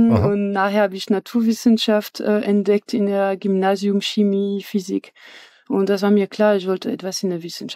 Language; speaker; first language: German; non-native, fluent; French